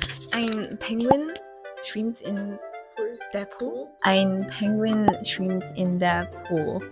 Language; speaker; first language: German; non-native, learner; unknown